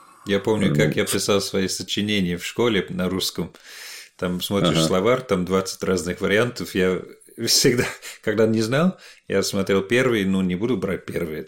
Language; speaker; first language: Russian; non-native, fluent; English